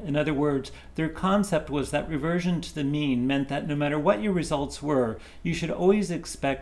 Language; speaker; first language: English; native; English